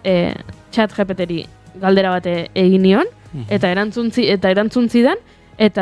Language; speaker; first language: Basque; native; Basque